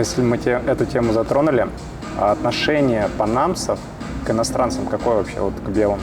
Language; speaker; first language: Russian; native; Russian